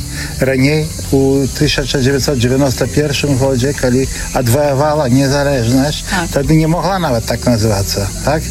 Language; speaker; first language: Polish; non-native, learner; Belarusian